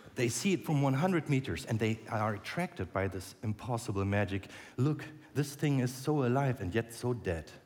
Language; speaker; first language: English; non-native, fluent; German